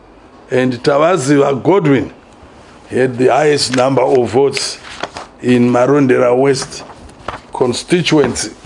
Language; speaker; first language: English; non-native, local second language; Shona